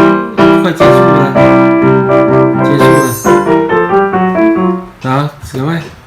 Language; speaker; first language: Chinese; native; Chinese